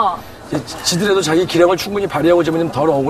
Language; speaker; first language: Korean; native; Korean